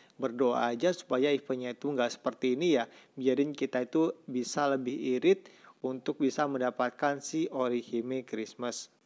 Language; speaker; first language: Indonesian; native; Indonesian